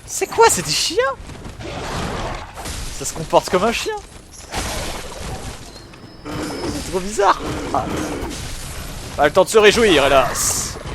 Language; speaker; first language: French; native; French